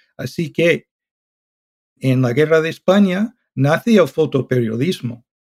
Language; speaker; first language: Spanish; non-native, fluent; English